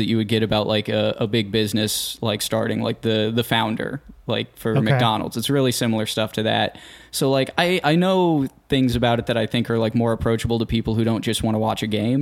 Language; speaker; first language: English; native; English